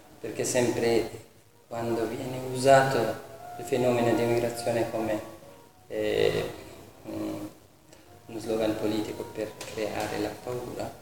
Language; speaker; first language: Italian; non-native, fluent; Persian